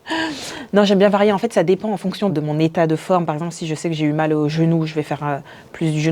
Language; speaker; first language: French; native; French